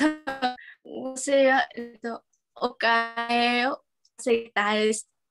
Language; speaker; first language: Japanese; non-native, learner; Vietnamese